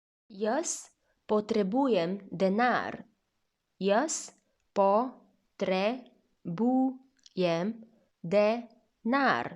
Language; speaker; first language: Slovenian; non-native, fluent; Chinese